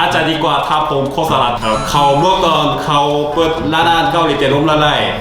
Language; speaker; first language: Thai; non-native, learner; Korean